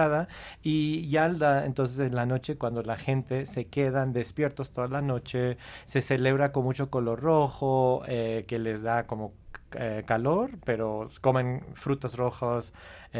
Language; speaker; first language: Spanish; non-native, fluent; English